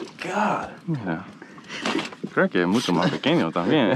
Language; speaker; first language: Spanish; non-native, learner; English